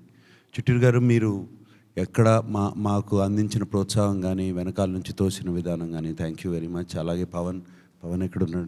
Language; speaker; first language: Telugu; native; Telugu